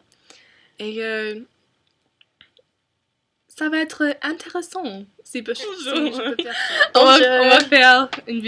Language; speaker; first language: French; non-native, learner; English